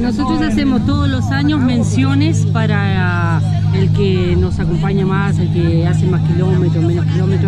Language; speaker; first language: Spanish; native; Spanish